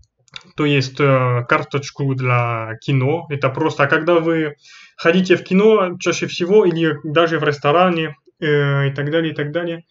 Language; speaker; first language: Russian; non-native, fluent; French